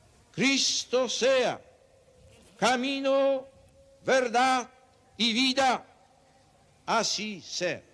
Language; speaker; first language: Spanish; non-native, fluent; Polish